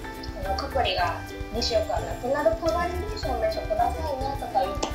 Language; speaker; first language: Japanese; native; Japanese